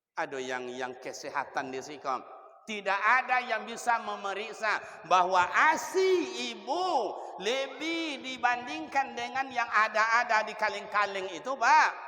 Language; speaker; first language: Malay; non-native, local second language; Minangkabau